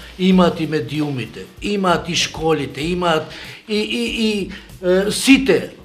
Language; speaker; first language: Macedonian; non-native, local second language; Albanian